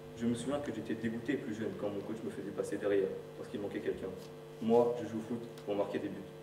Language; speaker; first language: French; native; French